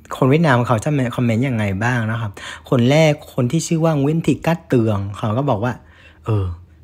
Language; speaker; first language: Thai; non-native, fluent; Vietnamese